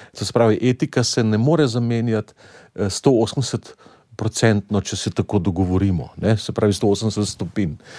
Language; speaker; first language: Slovenian; native; Slovenian